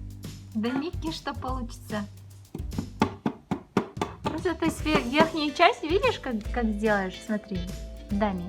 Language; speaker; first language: Russian; non-native, local second language; Kazakh